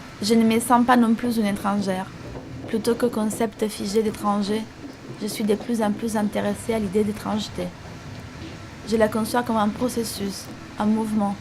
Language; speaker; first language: French; non-native, fluent; Italian